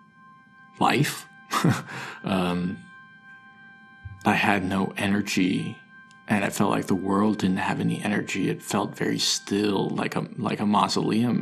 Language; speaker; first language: English; native; English